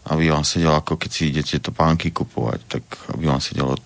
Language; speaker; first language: Slovak; native; Slovak